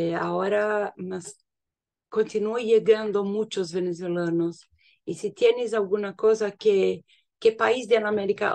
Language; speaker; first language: Spanish; non-native, learner; Portuguese